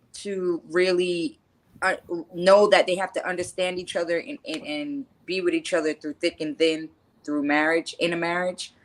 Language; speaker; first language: English; native; English